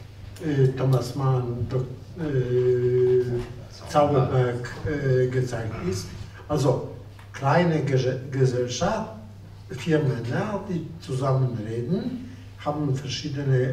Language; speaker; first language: German; non-native, fluent; Polish